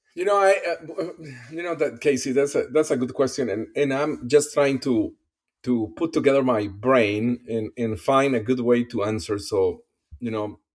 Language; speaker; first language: English; non-native, fluent; Spanish